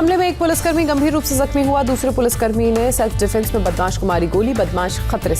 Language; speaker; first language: Hindi; native; Hindi